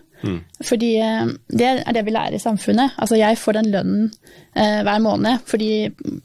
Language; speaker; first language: Norwegian; native; Norwegian